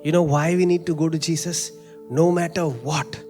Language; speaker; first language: English; non-native, local second language; Marathi